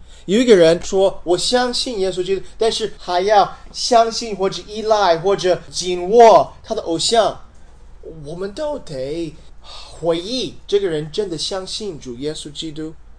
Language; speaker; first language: Chinese; non-native, fluent; English